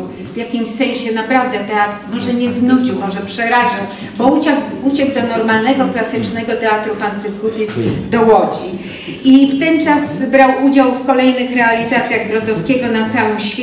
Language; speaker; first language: Polish; native; Polish